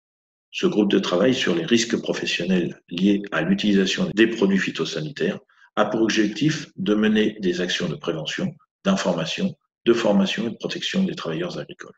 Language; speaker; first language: French; native; French